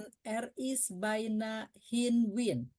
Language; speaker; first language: Dutch; non-native, learner; Indonesian